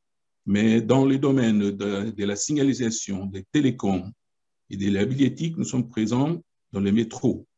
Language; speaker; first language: French; non-native, fluent; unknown